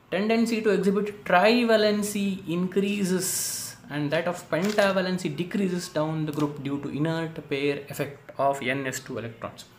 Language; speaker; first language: English; non-native, local second language; Kannada